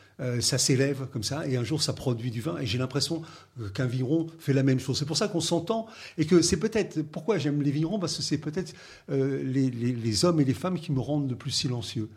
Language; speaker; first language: French; native; French